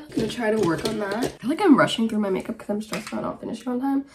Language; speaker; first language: English; early bilingual, other home language; Romanian